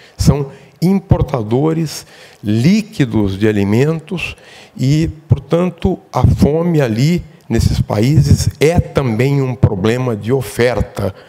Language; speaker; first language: Portuguese; native; Portuguese